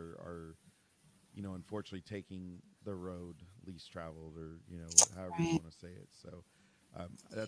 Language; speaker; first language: English; native; English